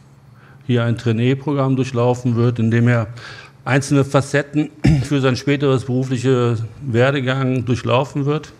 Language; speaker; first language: German; native; German